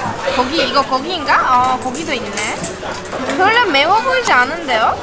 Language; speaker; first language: Korean; non-native, fluent; Turkish